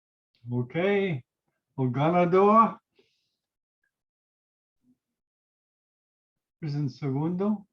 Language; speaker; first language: Spanish; non-native, learner; English